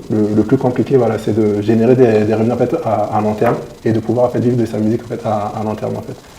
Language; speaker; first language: French; native; French